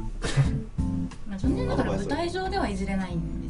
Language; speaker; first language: Japanese; native; Japanese